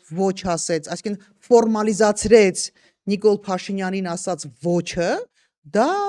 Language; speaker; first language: Armenian; native; Armenian